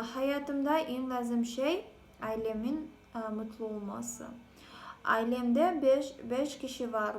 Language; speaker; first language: Turkish; non-native, learner; Kazakh